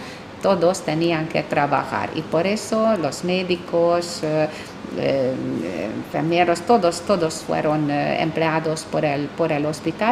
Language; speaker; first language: Spanish; non-native, fluent; Hungarian